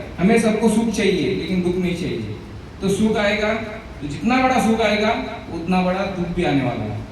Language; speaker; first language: Hindi; non-native, local second language; Marathi